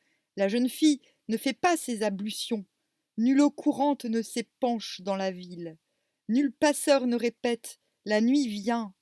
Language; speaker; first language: French; native; French